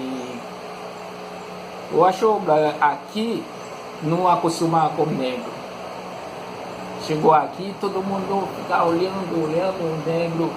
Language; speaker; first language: Portuguese; non-native, learner; Haitian Creole